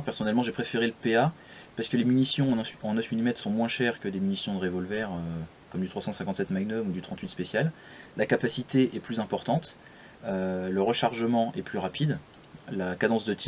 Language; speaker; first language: French; native; French